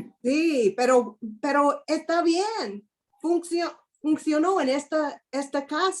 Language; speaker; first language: Spanish; non-native, fluent; English